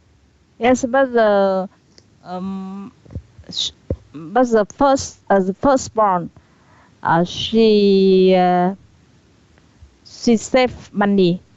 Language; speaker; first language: English; non-native, learner; Vietnamese